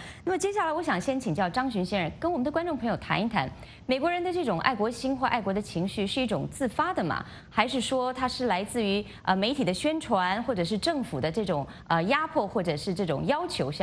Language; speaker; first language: Chinese; native; Chinese